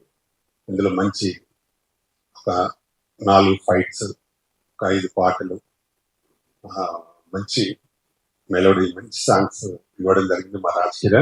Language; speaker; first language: Telugu; native; Telugu